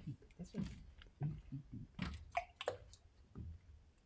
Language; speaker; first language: English; native; English